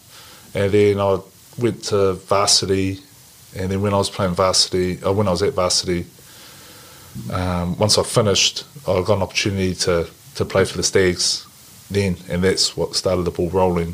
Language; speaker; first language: English; native; English